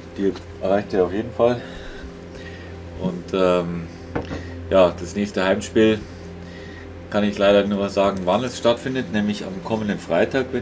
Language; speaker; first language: German; native; German